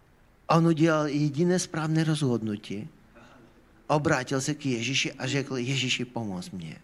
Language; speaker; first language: Czech; non-native, fluent; Ukrainian